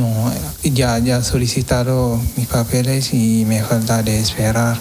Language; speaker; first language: Spanish; non-native, learner; Wolof